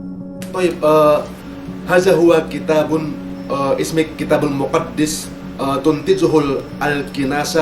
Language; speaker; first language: Arabic; non-native, learner; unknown